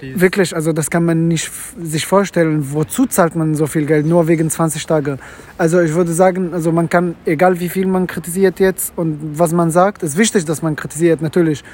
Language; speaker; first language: German; non-native, fluent; Arabic